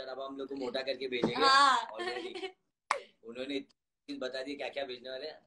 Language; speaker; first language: Hindi; native; Hindi